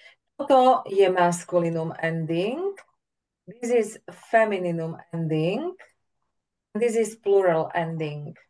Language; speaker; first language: English; non-native, fluent; Slovak